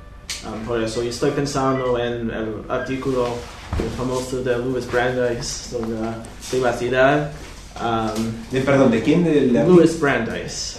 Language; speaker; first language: Spanish; non-native, fluent; English